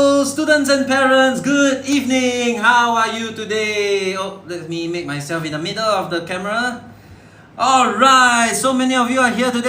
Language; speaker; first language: English; non-native, local second language; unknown